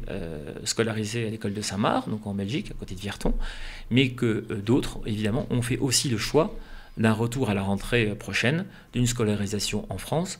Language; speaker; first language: French; native; French